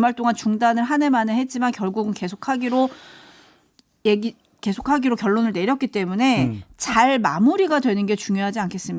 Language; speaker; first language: Korean; native; Korean